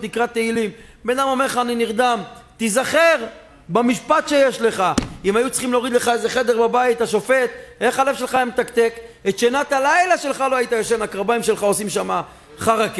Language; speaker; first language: Hebrew; native; Hebrew